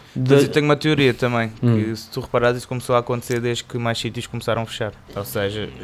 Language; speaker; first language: Portuguese; native; Portuguese